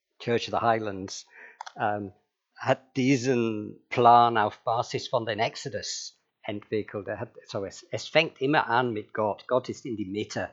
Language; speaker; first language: German; non-native, fluent; English